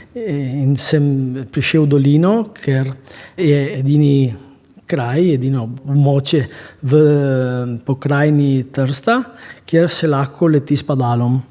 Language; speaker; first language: Slovenian; non-native, fluent; Italian